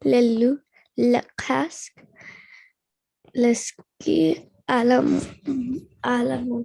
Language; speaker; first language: French; non-native, learner; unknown